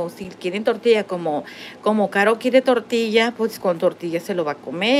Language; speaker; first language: Spanish; native; Spanish